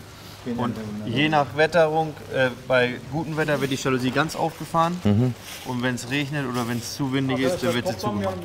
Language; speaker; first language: German; native; German